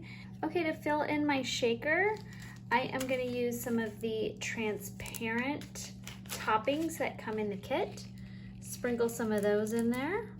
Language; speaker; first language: English; native; English